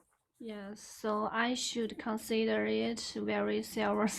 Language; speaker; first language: English; non-native, learner; Chinese